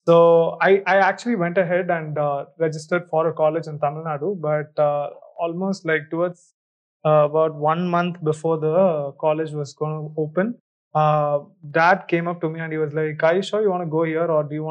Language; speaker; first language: English; non-native, local second language; Tamil